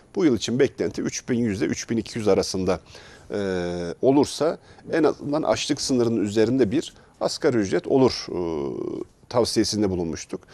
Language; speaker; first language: Turkish; native; Turkish